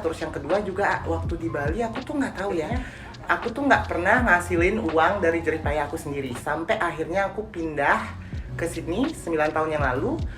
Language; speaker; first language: Indonesian; non-native, local second language; Balinese